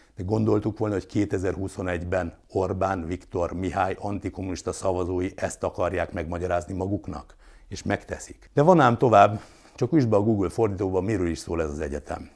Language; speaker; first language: Hungarian; native; Hungarian